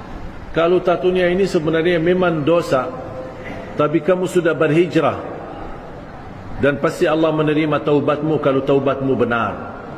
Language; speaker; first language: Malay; non-native, fluent; Arabic